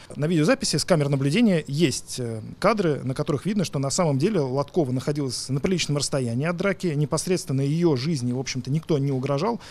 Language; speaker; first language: Russian; native; Russian